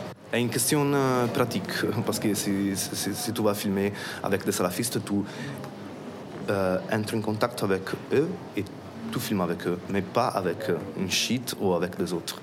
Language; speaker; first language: French; non-native, fluent; Italian